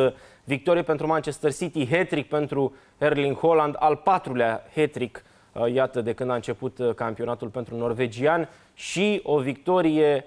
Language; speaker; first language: Romanian; native; Romanian